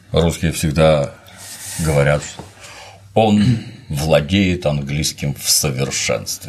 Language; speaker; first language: Russian; native; Russian